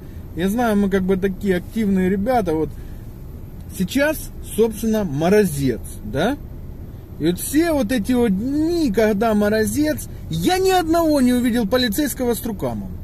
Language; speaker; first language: Russian; native; Russian